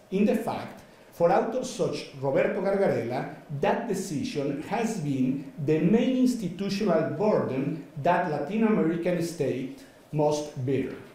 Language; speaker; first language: English; non-native, fluent; Spanish